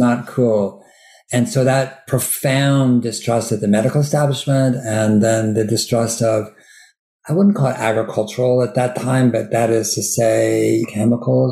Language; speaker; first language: English; native; English